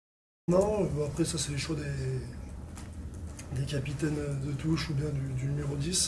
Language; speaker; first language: French; native; French